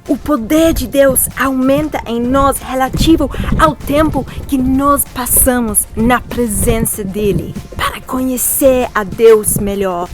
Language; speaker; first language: Portuguese; non-native, fluent; English